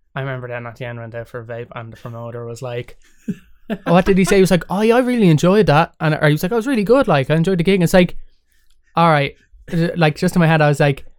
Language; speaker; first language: English; native; English